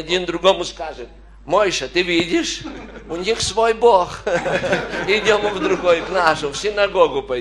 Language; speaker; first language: Polish; non-native, learner; Russian